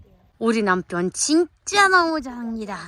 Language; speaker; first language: Korean; non-native, fluent; Turkish